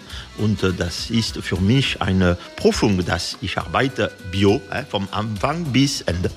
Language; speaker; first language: German; non-native, fluent; French